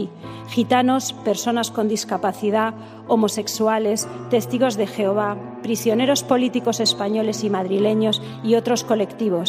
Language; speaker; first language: Spanish; native; Spanish